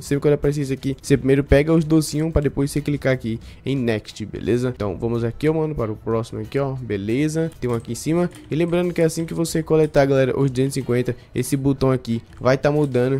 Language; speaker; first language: Portuguese; native; Portuguese